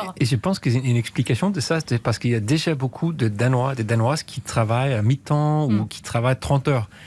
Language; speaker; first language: French; non-native, fluent; Danish